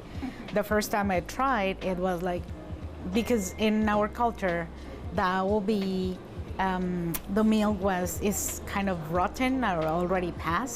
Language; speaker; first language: English; non-native, fluent; Spanish